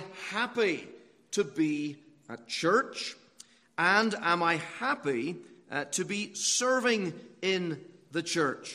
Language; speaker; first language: English; native; English